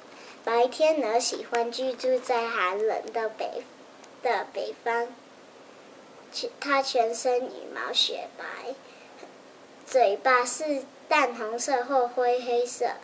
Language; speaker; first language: Chinese; native; Chinese